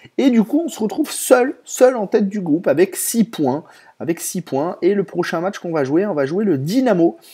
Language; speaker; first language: French; native; French